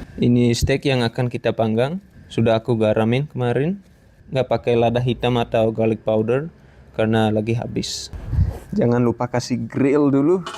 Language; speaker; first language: Indonesian; non-native, fluent; Dutch